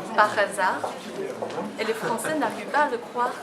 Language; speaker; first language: French; non-native, fluent; Chinese